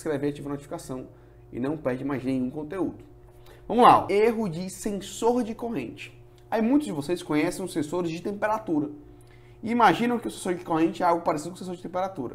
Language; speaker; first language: Portuguese; native; Portuguese